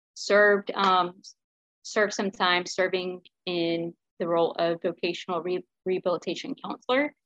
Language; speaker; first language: English; native; English